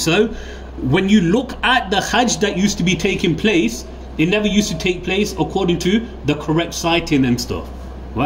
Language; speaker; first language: English; early bilingual, other home language; Urdu